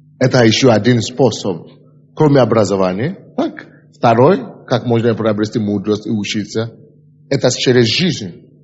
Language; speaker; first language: Russian; non-native, fluent; Yoruba